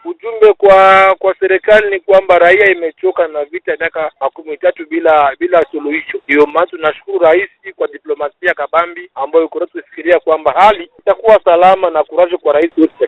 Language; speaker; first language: Swahili; native; Swahili